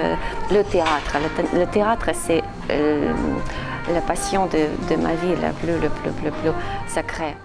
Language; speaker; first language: French; non-native, fluent; Russian